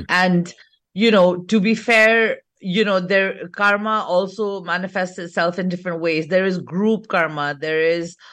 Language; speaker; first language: English; native; English